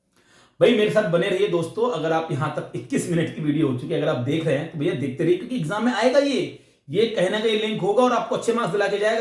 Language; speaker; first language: Hindi; native; Hindi